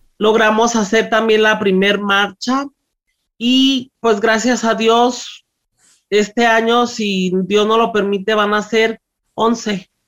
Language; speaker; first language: Spanish; native; Spanish